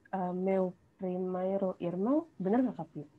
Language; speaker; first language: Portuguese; non-native, learner; Indonesian